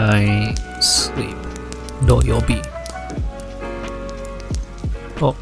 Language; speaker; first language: Japanese; non-native, learner; English